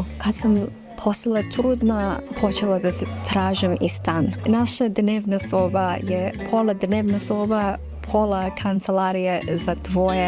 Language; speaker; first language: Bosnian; non-native, fluent; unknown